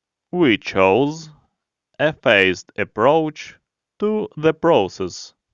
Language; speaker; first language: English; non-native, fluent; Ukrainian